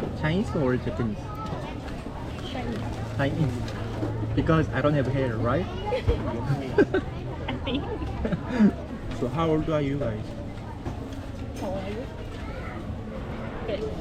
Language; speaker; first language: English; non-native, learner; Korean